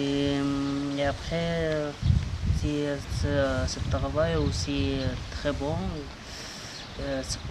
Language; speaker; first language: French; non-native, learner; Arabic